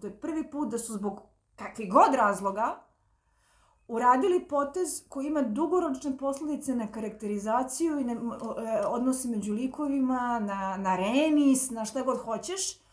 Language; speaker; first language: Serbian; native; Serbian